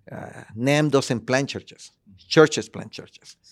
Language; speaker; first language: English; non-native, fluent; Spanish